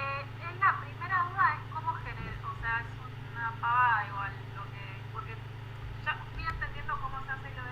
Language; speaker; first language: Spanish; native; Spanish